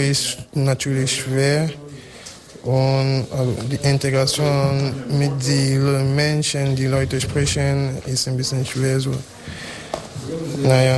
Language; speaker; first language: German; non-native, learner; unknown